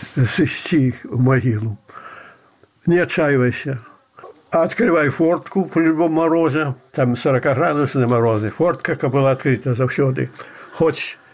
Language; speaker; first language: Russian; non-native, local second language; Belarusian